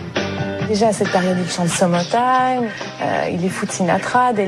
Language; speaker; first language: French; native; French